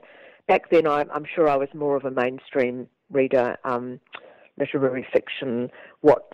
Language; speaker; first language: English; native; English